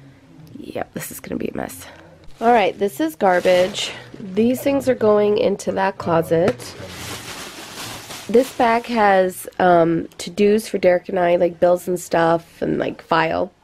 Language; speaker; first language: English; native; English